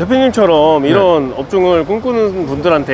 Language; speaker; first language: Korean; native; Korean